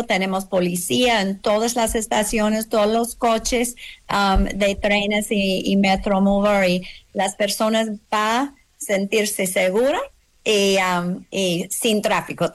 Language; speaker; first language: Spanish; non-native, learner; English